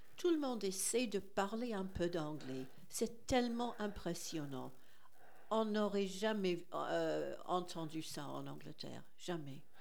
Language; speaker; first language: French; non-native, fluent; English